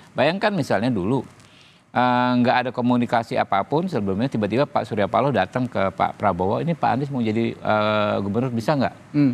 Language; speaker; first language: Indonesian; native; Indonesian